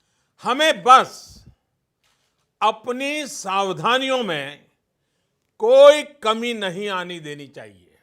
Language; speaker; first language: Hindi; non-native, local second language; Gujarati